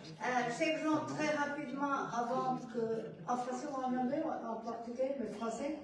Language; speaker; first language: French; non-native, fluent; Portuguese